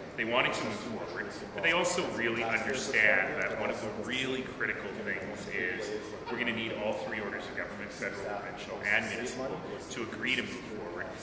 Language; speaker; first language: English; native; English